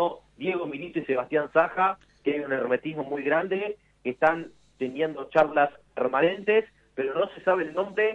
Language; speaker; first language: Spanish; native; Spanish